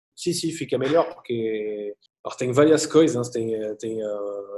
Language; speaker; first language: Portuguese; non-native, learner; French